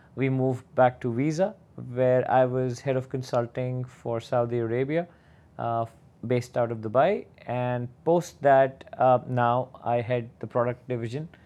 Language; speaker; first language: English; non-native, local second language; Urdu